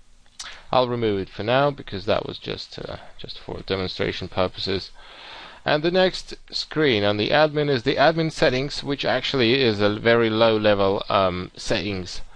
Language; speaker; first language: English; non-native, fluent; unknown